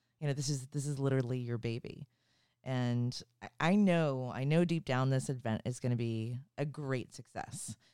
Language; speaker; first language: English; native; English